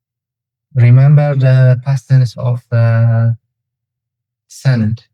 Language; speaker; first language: English; non-native, fluent; Tigrinya